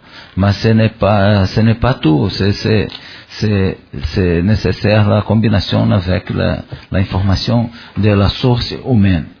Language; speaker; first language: French; non-native, learner; Portuguese